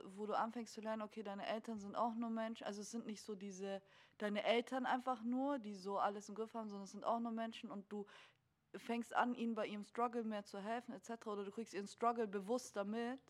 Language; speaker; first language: German; native; German